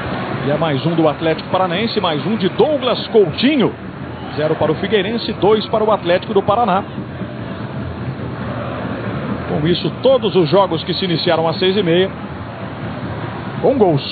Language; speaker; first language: Portuguese; native; Portuguese